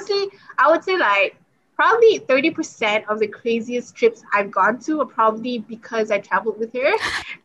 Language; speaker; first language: English; non-native, local second language; Malay